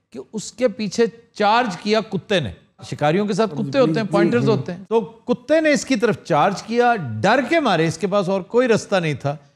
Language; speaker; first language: Urdu; native; Urdu